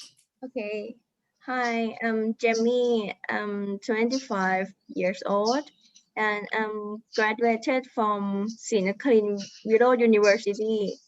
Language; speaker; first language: English; non-native, learner; Thai